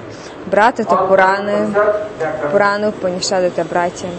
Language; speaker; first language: Russian; native; Russian